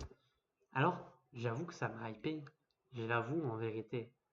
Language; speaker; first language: French; native; French